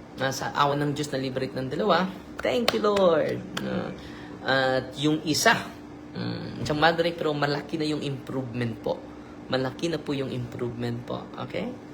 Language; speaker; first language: Filipino; native; Filipino